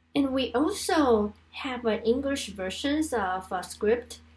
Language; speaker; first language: English; non-native, fluent; Chinese